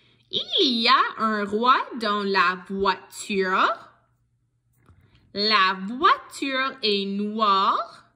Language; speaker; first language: French; non-native, local second language; English